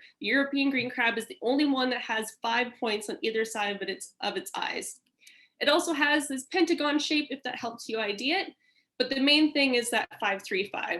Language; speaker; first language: English; native; English